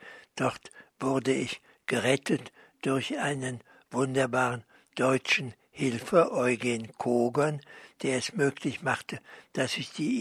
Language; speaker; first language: German; early bilingual, heritage; German